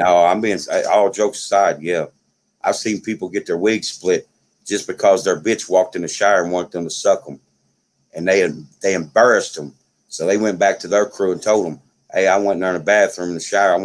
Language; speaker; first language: English; native; English